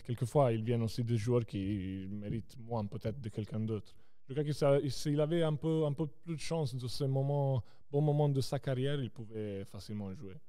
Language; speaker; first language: French; non-native, local second language; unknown